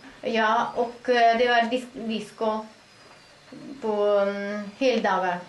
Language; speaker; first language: Swedish; non-native, fluent; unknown